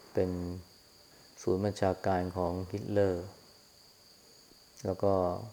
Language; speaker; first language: Thai; native; Thai